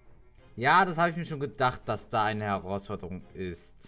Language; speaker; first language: German; native; German